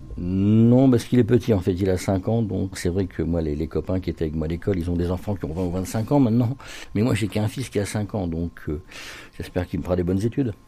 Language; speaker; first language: French; native; French